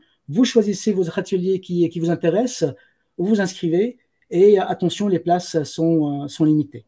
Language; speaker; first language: French; native; French